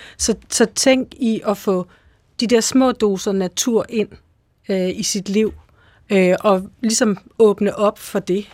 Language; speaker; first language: Danish; native; Danish